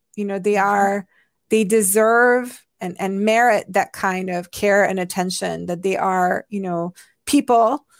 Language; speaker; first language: English; non-native, fluent; Hungarian